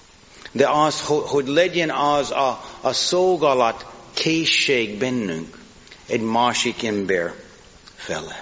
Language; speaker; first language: Hungarian; non-native, fluent; English